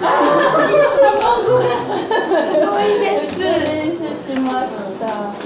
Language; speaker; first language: Japanese; non-native, learner; Korean